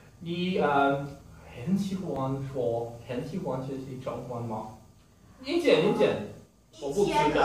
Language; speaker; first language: Chinese; non-native, learner; Portuguese